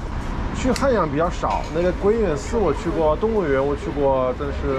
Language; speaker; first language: Chinese; non-native, fluent; English